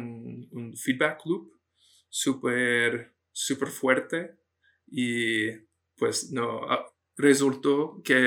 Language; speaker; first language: Spanish; non-native, fluent; English